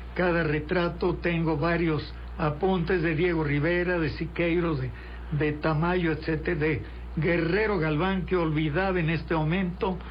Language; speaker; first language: Spanish; native; Spanish